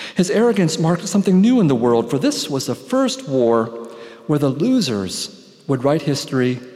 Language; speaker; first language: English; native; English